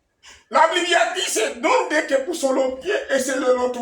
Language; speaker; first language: Spanish; non-native, learner; Haitian Creole